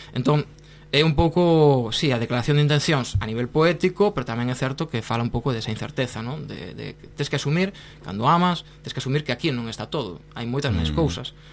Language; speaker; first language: Galician; non-native, local second language; Spanish